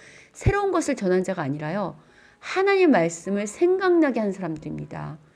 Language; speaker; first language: Korean; native; Korean